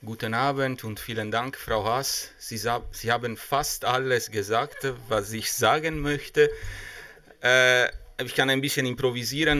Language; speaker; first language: German; non-native, fluent; Italian